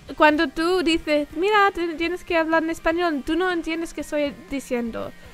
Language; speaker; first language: Spanish; early bilingual, other home language; English